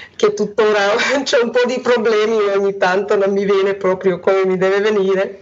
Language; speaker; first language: Italian; non-native, fluent; Hungarian